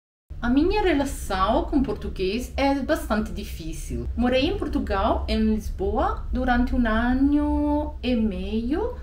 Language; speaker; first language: Portuguese; non-native, learner; Italian